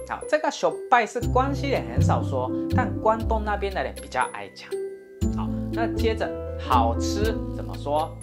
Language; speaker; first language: Chinese; non-native, fluent; Japanese